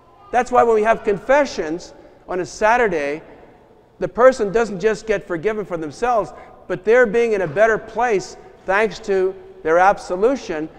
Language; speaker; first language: English; native; English